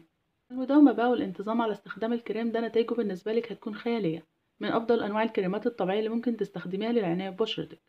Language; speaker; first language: Arabic; native; Arabic